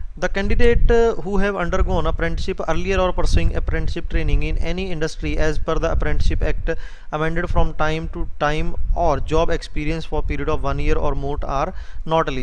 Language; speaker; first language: English; non-native, local second language; Hindi